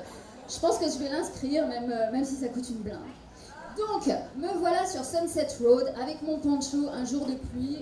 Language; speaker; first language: French; native; French